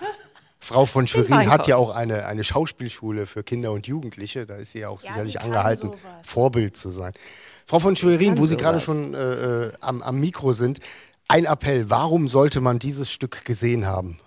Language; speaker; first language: German; native; German